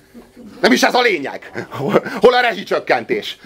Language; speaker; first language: Hungarian; native; Hungarian